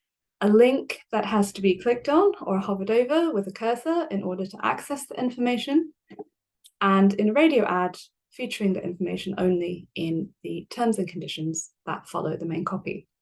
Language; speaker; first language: English; native; English